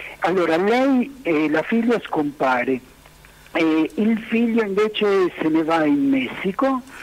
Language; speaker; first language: Italian; non-native, fluent; Spanish